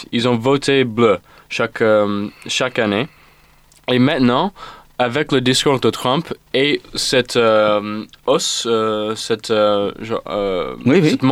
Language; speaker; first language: French; non-native, fluent; English